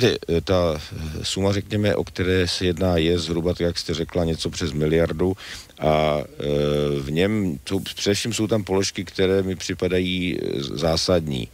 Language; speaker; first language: Czech; native; Czech